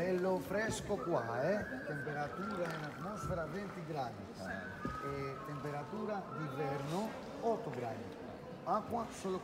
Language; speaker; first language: Italian; non-native, learner; Greek